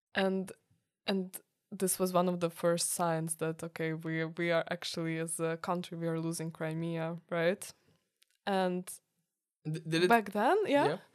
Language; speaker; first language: English; non-native, fluent; Ukrainian